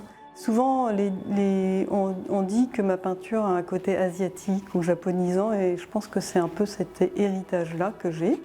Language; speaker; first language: French; native; French